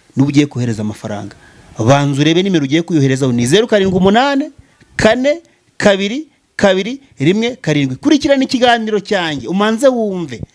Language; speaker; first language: Kinyarwanda; native; Kinyarwanda